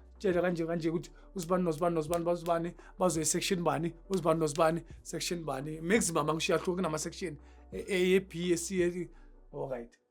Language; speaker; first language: Zulu; native; Zulu